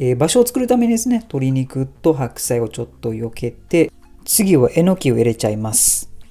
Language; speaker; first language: Japanese; non-native, fluent; Malay